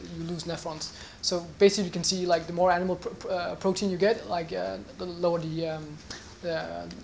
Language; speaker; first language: English; non-native, fluent; Danish